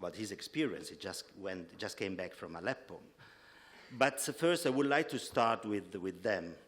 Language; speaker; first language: English; non-native, fluent; Italian